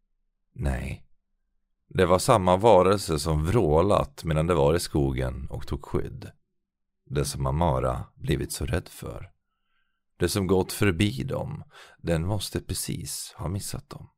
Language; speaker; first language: Swedish; native; Swedish